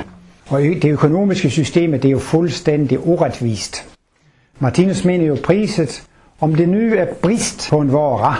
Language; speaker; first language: Swedish; non-native, fluent; Danish